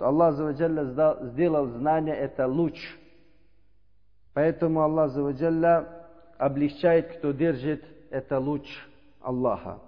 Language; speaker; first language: Russian; non-native, learner; Uzbek